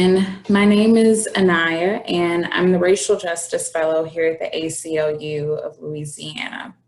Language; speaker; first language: English; native; English